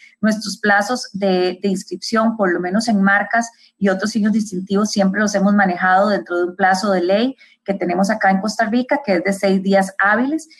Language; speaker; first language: Spanish; native; Spanish